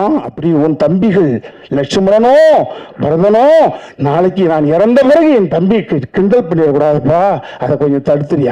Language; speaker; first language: Tamil; native; Tamil